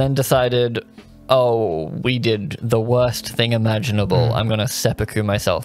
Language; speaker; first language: English; native; English